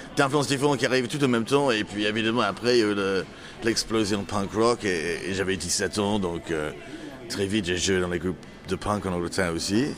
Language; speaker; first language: French; non-native, fluent; English